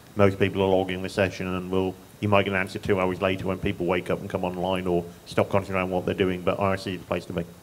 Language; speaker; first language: English; native; English